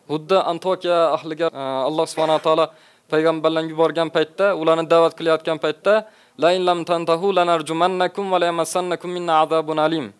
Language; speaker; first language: Uzbek; native; Uzbek